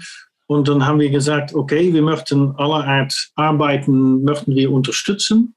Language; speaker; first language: German; non-native, fluent; Dutch